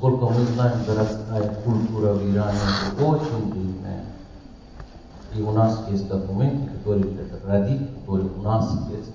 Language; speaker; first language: Russian; non-native, learner; Persian